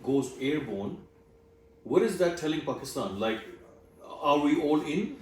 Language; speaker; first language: English; non-native, local second language; Urdu